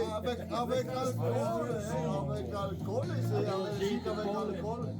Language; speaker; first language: French; non-native, learner; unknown